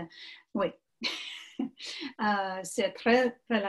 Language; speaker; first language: French; non-native, learner; English